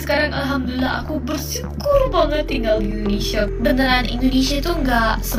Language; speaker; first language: Indonesian; non-native, fluent; German